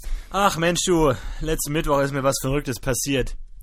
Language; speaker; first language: German; native; German